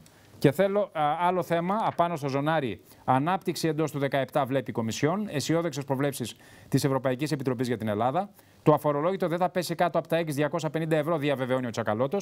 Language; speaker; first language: Greek; native; Greek